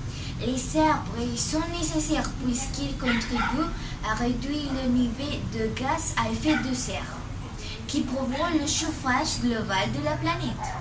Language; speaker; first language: French; non-native, learner; Spanish